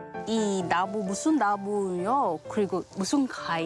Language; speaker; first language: Korean; non-native, learner; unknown